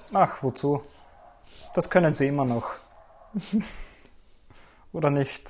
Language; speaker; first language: German; native; German